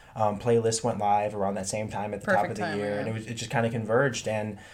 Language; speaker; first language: English; early bilingual, other home language; German